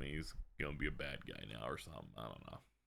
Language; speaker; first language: English; native; English